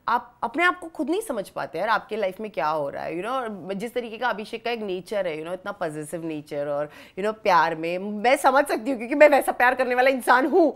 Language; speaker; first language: Hindi; native; Hindi